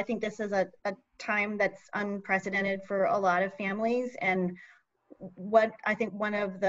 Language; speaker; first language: English; native; English